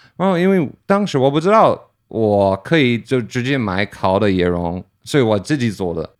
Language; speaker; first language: Chinese; non-native, fluent; English